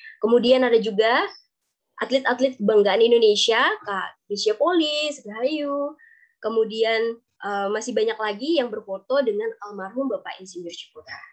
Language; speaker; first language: Indonesian; native; Indonesian